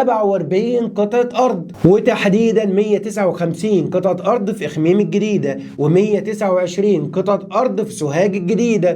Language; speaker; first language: Arabic; native; Arabic